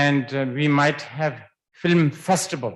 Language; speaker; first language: English; non-native, fluent; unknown